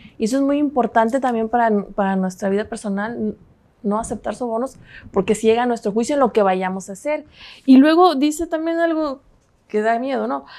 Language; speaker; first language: Spanish; native; Spanish